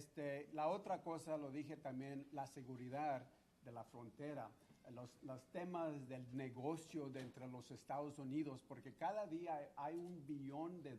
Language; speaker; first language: Spanish; early bilingual, heritage; Spanish